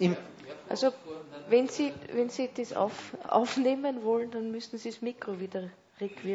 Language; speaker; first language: German; native; German